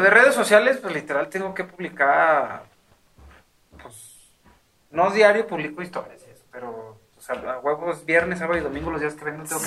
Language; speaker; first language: Spanish; native; Spanish